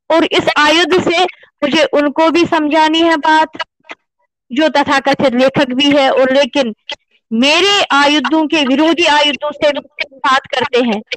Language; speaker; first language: Hindi; non-native, local second language; Kashmiri